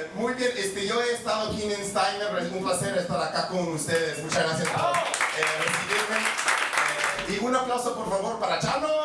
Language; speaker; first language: Spanish; non-native, fluent; English